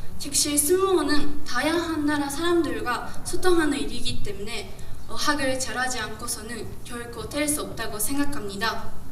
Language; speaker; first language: Korean; non-native, learner; Japanese